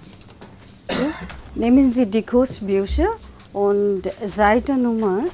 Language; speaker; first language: German; non-native, fluent; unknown